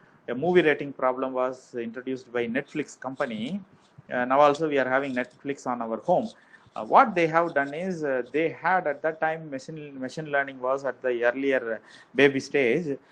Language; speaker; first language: English; non-native, local second language; Tamil